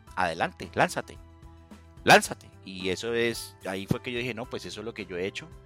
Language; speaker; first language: Spanish; native; Spanish